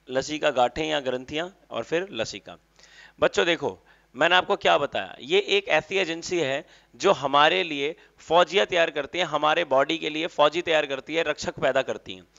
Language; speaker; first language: Hindi; native; Hindi